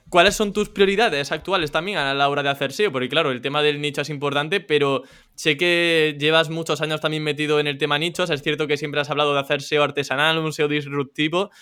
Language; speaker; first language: Spanish; native; Spanish